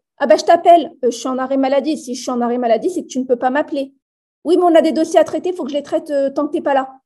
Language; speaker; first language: French; native; French